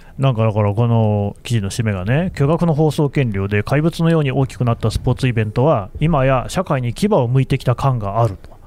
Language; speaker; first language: Japanese; native; Japanese